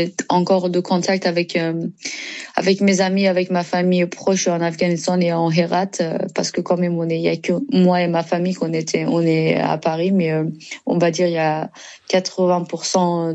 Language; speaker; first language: French; non-native, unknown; Persian